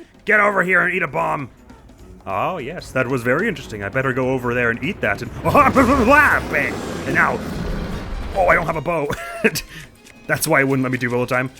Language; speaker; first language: English; native; English